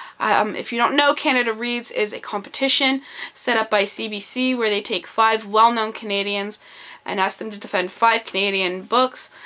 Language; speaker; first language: English; native; English